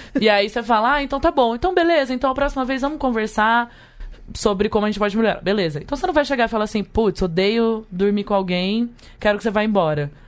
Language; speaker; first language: Portuguese; native; Portuguese